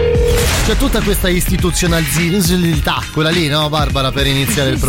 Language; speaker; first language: Italian; native; Italian